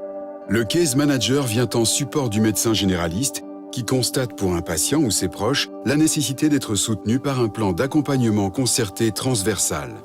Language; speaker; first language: French; native; French